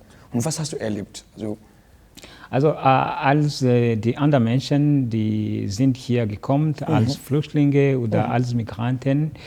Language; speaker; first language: German; non-native, learner; Kinyarwanda